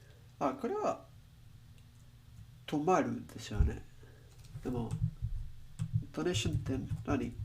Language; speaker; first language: Japanese; non-native, learner; Spanish